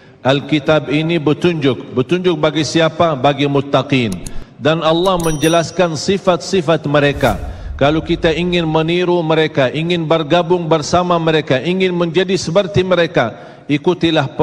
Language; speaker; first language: Malay; native; Malay